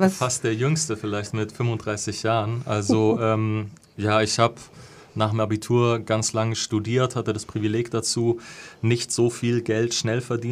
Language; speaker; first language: German; native; German